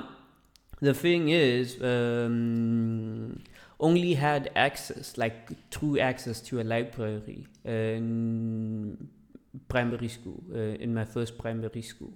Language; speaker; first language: English; non-native, local second language; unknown